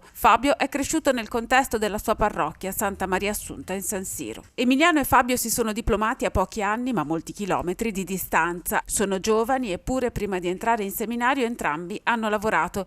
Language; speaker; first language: Italian; native; Italian